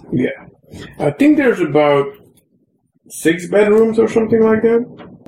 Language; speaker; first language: English; native; English